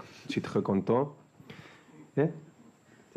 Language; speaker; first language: French; non-native, fluent; Spanish